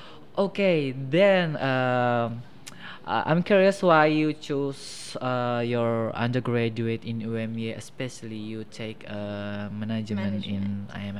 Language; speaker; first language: English; non-native, fluent; Indonesian